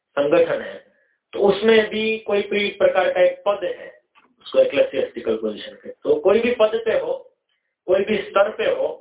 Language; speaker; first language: Hindi; non-native, local second language; Gujarati